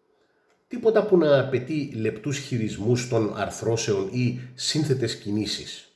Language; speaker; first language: Greek; native; Greek